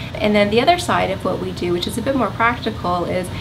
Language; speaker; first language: English; native; English